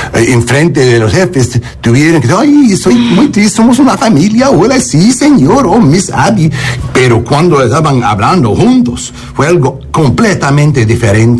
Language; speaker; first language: Spanish; non-native, learner; English